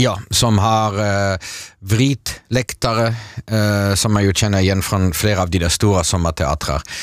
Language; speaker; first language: Swedish; native; Swedish